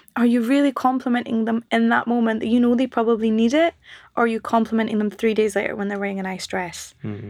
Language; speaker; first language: English; native; English